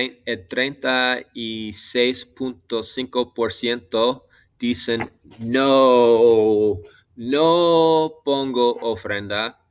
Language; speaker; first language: Spanish; non-native, fluent; English